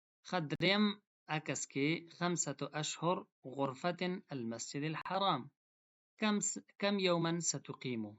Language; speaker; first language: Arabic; non-native, fluent; Pashto